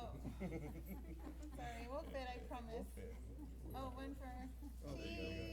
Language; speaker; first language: English; native; English